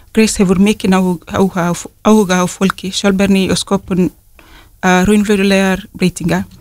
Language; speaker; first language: Icelandic; non-native, fluent; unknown